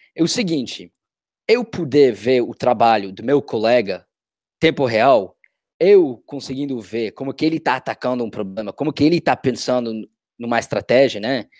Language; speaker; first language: Portuguese; non-native, fluent; English